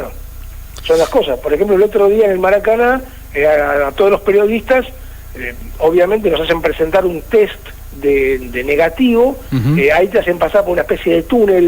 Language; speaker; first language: Spanish; native; Spanish